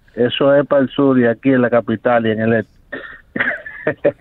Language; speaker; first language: Spanish; native; Spanish